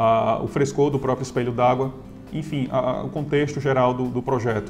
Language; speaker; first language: Portuguese; native; Portuguese